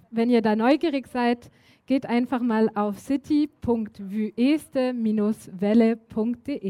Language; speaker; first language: German; native; German